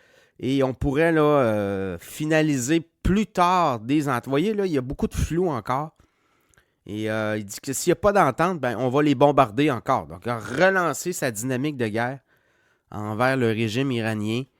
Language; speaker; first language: French; native; French